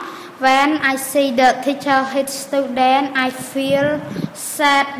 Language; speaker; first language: English; non-native, learner; Khmer